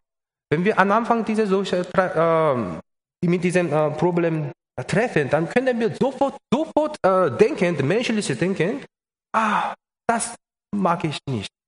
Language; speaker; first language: German; non-native, learner; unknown